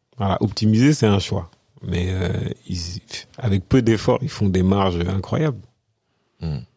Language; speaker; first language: French; early bilingual, other home language; Wolof